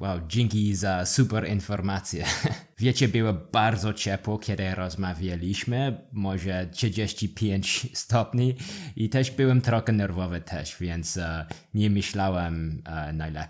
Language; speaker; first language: Polish; non-native, learner; English